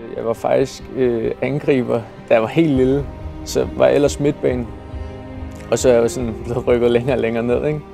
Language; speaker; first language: Danish; native; Danish